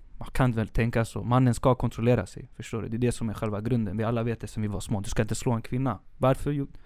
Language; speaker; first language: Swedish; early bilingual, other home language; Spanish